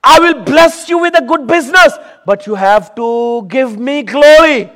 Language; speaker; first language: English; non-native, local second language; Urdu